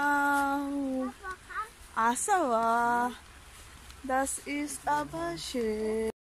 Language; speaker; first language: German; non-native, learner; Filipino